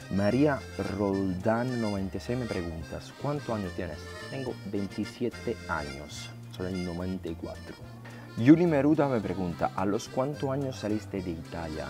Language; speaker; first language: Spanish; non-native, fluent; Italian